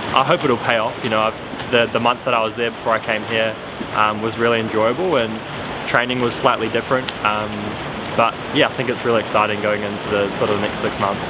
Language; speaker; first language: English; native; English